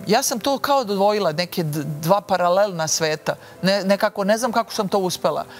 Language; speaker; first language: Serbian; native; Serbian